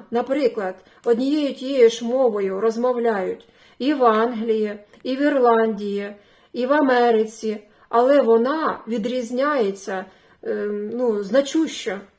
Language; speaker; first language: Ukrainian; non-native, local second language; Russian